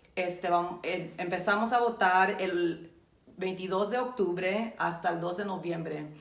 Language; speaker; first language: Spanish; early bilingual, heritage; Spanish